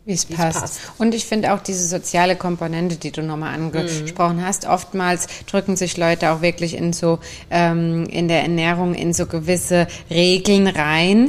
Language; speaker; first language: German; native; German